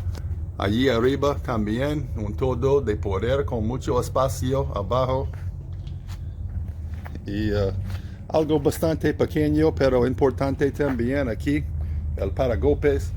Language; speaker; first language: Spanish; non-native, fluent; English